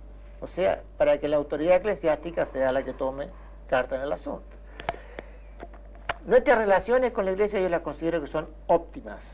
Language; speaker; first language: Spanish; native; Spanish